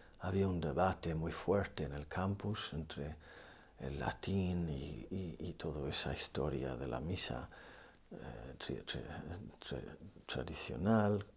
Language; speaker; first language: Spanish; non-native, fluent; English